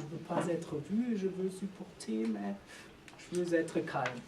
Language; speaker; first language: French; non-native, learner; German